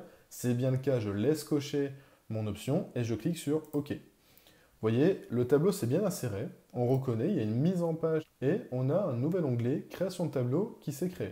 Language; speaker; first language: French; native; French